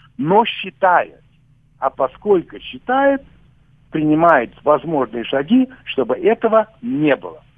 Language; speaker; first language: Russian; non-native, fluent; English